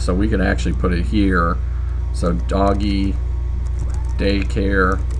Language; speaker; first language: English; native; English